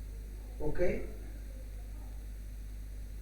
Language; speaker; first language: German; non-native, fluent; Hindi